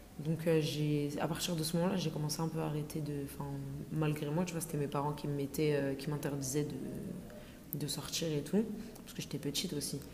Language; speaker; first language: French; native; French